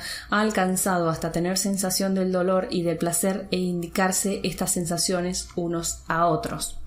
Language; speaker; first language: Spanish; native; Spanish